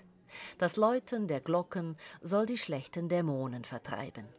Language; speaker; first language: German; native; German